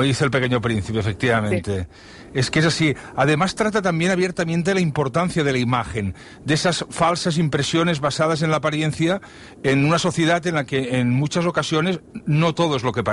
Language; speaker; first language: Spanish; non-native, local second language; Catalan